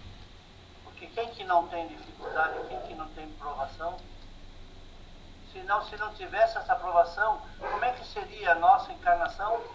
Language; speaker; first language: Portuguese; native; Portuguese